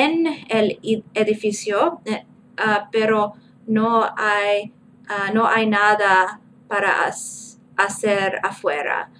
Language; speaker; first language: Spanish; non-native, learner; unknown